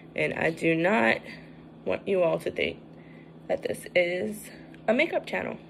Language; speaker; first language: English; native; English